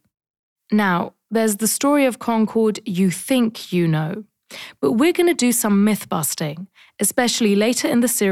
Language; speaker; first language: English; native; English